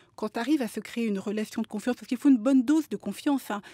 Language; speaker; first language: French; native; French